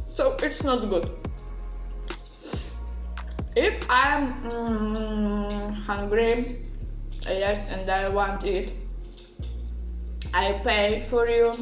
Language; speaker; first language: English; non-native, learner; Russian